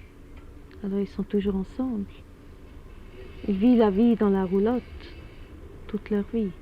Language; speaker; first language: French; non-native, fluent; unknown